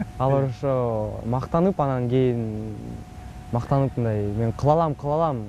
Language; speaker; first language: Kyrgyz; non-native, local second language; Russian